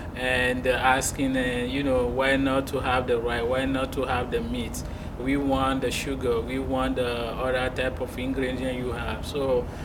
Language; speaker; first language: English; non-native, fluent; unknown